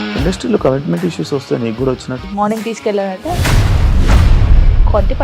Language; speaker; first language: Telugu; non-native, learner; Hindi